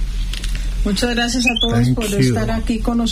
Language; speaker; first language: Spanish; early bilingual, heritage; Spanish